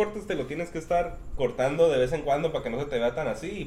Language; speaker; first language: Spanish; native; Spanish